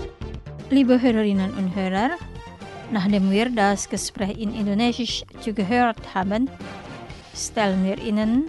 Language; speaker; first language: German; non-native, fluent; Indonesian